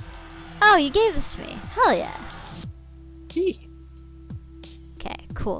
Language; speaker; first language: English; native; English